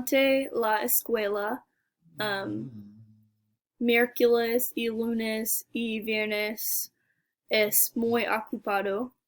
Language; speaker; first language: Spanish; non-native, learner; English